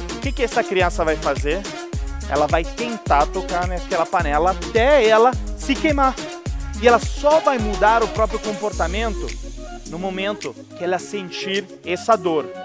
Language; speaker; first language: Portuguese; non-native, fluent; Italian